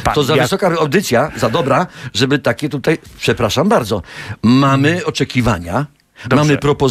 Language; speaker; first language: Polish; native; Polish